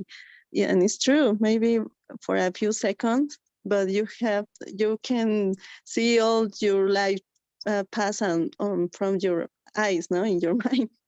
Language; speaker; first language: English; non-native, learner; Spanish